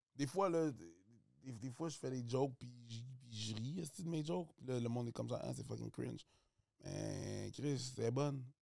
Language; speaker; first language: French; early bilingual, other home language; Haitian Creole